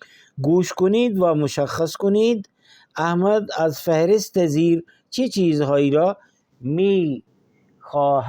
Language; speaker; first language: Persian; non-native, fluent; Urdu